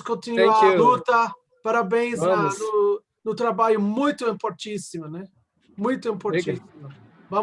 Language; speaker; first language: Portuguese; non-native, learner; English